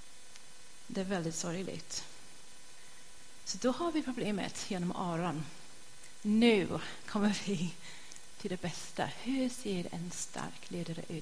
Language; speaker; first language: Swedish; non-native, fluent; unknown